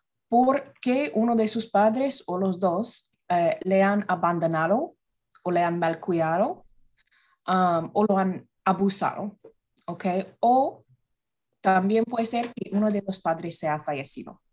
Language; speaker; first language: Spanish; non-native, fluent; English